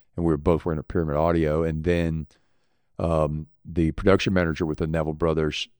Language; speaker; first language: English; native; English